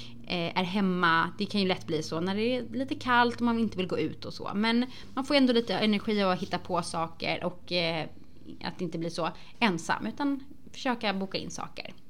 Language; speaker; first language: Swedish; native; Swedish